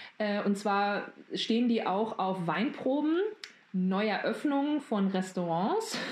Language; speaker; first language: German; native; German